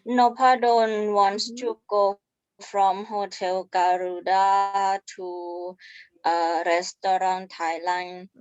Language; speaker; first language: English; non-native, fluent; Thai